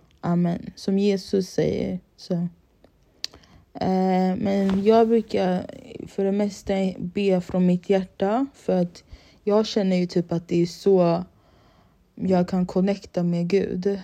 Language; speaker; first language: Swedish; early bilingual, other home language; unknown